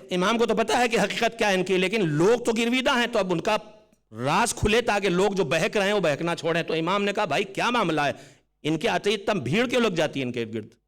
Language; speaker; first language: Urdu; native; Urdu